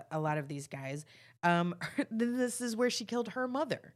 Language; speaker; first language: English; native; English